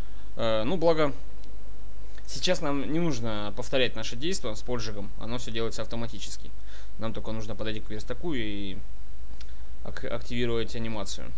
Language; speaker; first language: Russian; native; Russian